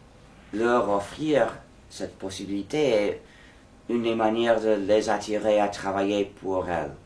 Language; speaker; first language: French; non-native, fluent; English